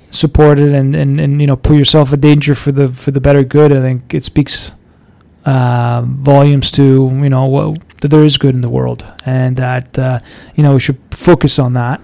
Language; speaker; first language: English; early bilingual, other home language; Italian